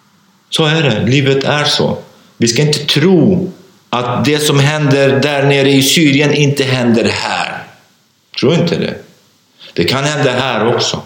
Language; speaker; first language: Swedish; non-native, fluent; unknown